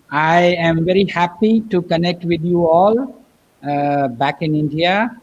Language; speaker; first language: English; non-native, fluent; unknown